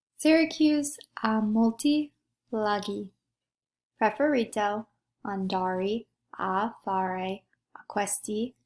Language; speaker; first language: Italian; non-native, learner; English